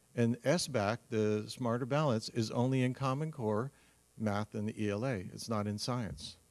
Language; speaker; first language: English; native; English